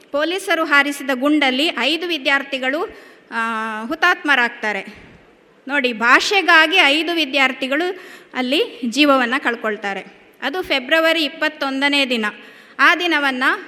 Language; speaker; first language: Kannada; native; Kannada